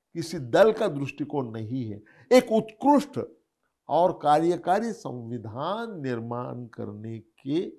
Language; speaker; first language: Hindi; non-native, local second language; Marathi